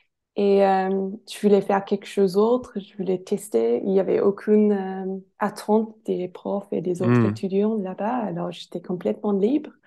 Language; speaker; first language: French; non-native, fluent; English